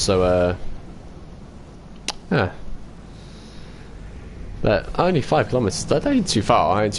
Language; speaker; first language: English; native; English